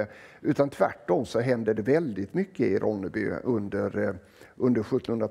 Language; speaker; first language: Swedish; native; Swedish